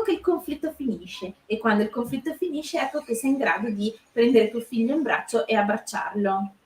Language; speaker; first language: Italian; native; Italian